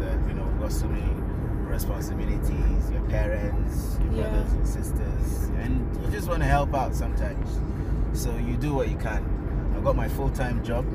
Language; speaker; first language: English; non-native, local second language; Hausa